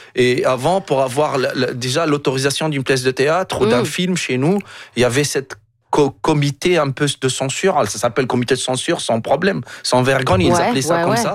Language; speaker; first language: French; non-native, local second language; Arabic